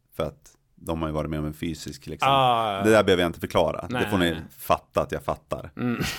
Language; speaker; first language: Swedish; native; Swedish